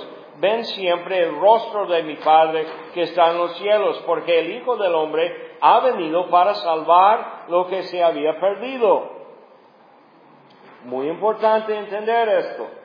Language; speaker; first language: Spanish; non-native, fluent; English